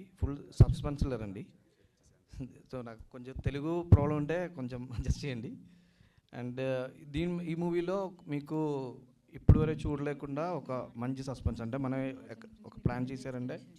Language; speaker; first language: Telugu; non-native, learner; Malayalam